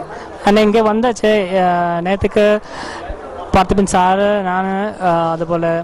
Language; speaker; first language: Tamil; non-native, learner; Malayalam